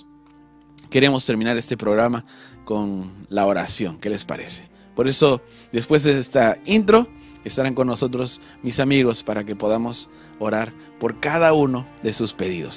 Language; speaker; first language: Spanish; native; Spanish